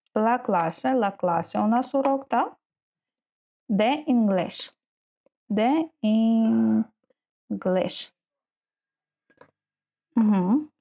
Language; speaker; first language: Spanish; non-native, learner; Ukrainian